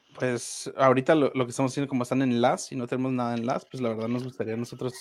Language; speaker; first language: Spanish; native; Spanish